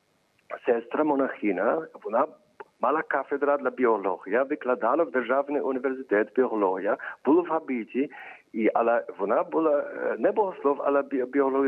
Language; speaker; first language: Ukrainian; early bilingual, heritage; Ukrainian